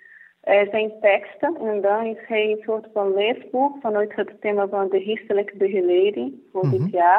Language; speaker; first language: Dutch; non-native, fluent; Portuguese